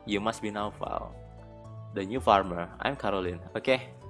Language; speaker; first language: English; non-native, learner; Indonesian